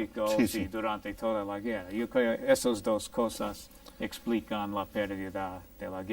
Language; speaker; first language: Spanish; non-native, fluent; English